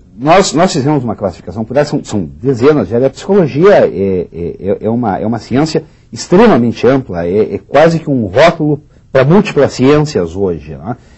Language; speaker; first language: Portuguese; native; Portuguese